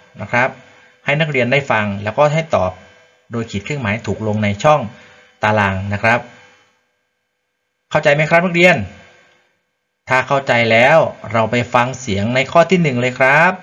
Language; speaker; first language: Thai; native; Thai